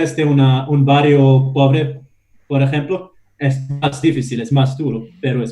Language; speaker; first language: Spanish; non-native, learner; German